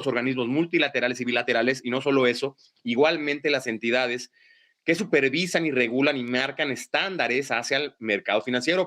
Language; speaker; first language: Spanish; native; Spanish